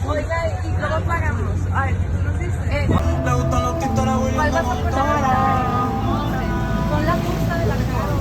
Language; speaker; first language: Spanish; native; Spanish